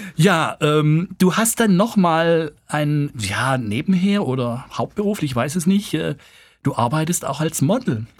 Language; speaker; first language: German; native; German